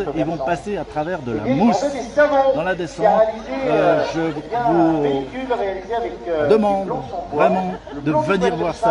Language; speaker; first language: French; native; French